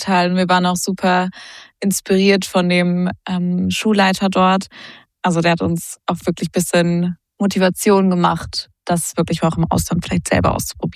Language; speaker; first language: German; native; German